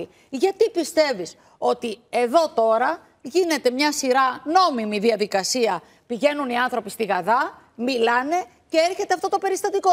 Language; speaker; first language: Greek; native; Greek